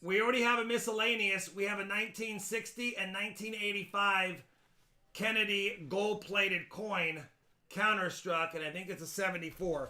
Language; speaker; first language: English; native; English